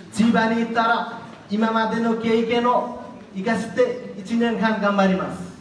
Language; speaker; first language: Japanese; non-native, fluent; Nepali